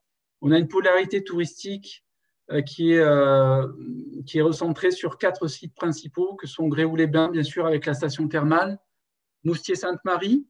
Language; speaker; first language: French; native; French